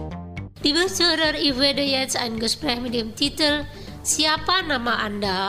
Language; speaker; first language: German; non-native, fluent; Indonesian